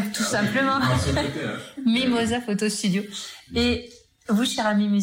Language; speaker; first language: French; native; French